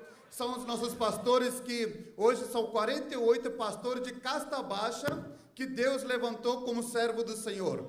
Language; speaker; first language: Portuguese; non-native, fluent; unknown